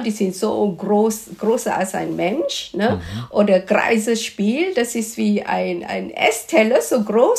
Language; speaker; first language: German; non-native, fluent; Malay